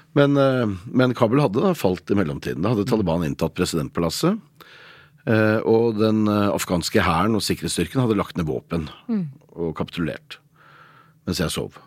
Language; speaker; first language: Norwegian; native; Norwegian